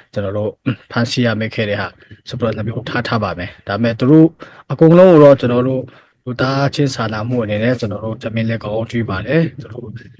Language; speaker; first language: Burmese; non-native, local second language; Hakha Chin